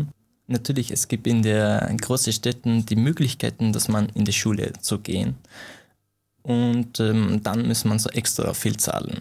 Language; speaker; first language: German; non-native, fluent; Persian